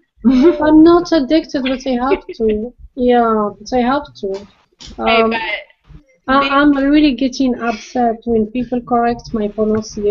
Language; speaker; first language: English; non-native, learner; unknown